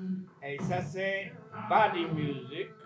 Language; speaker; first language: French; non-native, fluent; English